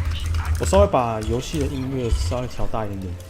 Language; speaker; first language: Chinese; native; Chinese